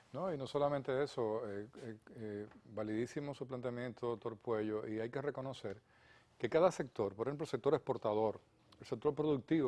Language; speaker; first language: Spanish; native; Spanish